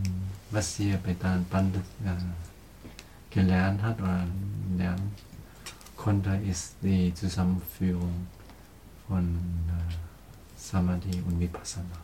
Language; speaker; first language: German; non-native, fluent; Vietnamese